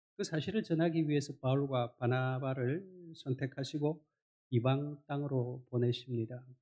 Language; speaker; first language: Korean; native; Korean